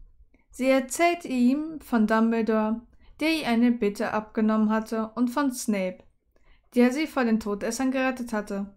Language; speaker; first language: German; native; German